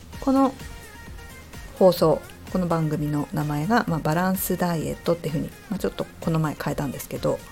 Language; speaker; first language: Japanese; native; Japanese